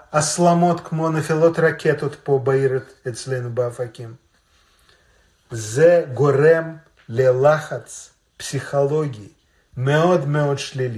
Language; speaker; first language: Hebrew; non-native, fluent; Russian